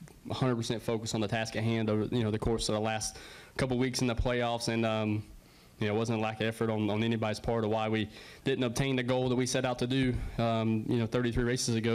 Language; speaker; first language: English; native; English